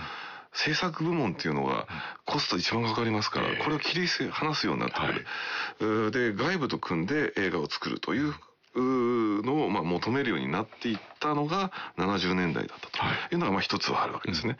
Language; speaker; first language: Japanese; native; Japanese